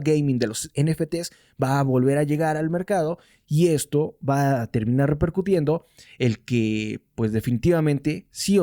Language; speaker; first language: Spanish; native; Spanish